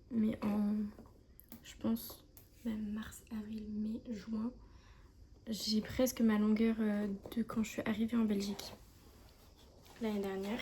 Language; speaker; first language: French; native; French